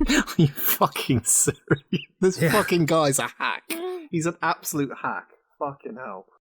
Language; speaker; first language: English; native; English